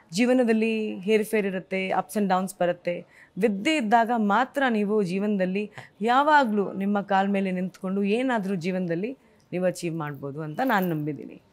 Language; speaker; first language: Kannada; non-native, fluent; Hindi